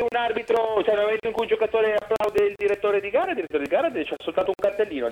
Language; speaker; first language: Italian; native; Italian